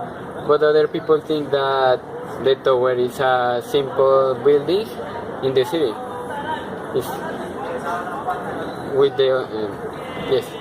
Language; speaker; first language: English; non-native, learner; Spanish